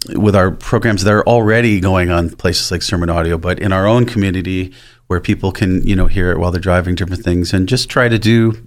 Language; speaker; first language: English; native; English